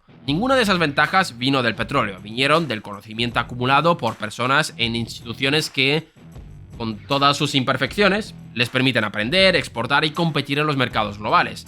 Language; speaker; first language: Spanish; native; Spanish